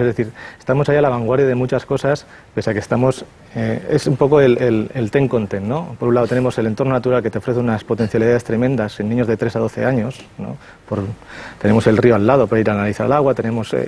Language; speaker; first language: Spanish; native; Spanish